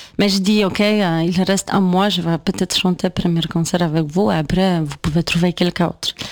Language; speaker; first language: French; non-native, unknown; Polish